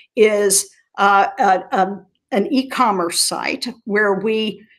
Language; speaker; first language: English; native; English